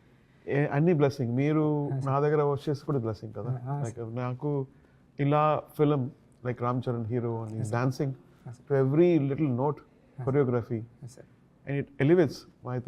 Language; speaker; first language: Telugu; non-native, learner; Tamil